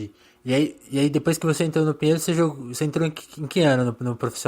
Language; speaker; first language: Portuguese; native; Portuguese